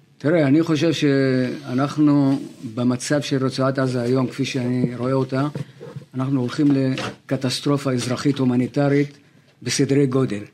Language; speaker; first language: Hebrew; non-native, local second language; Arabic